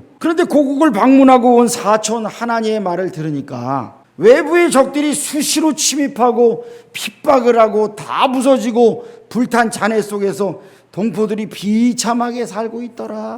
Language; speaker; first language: Korean; native; Korean